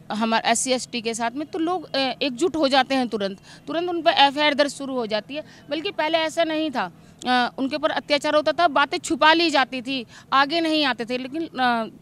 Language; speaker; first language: Hindi; native; Hindi